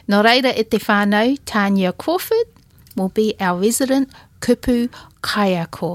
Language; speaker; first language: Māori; non-native, learner; English